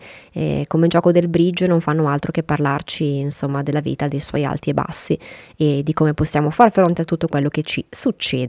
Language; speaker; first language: Italian; native; Italian